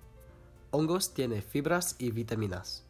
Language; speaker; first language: Spanish; non-native, learner; English